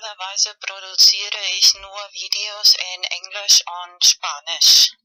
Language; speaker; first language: German; non-native, fluent; Spanish